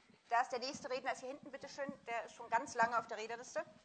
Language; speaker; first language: German; native; German